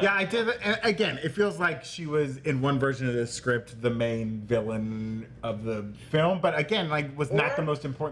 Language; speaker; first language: English; native; English